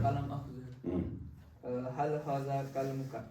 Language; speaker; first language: Arabic; non-native, learner; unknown